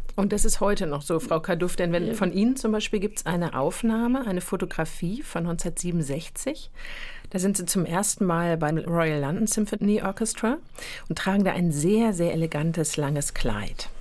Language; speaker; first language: German; native; German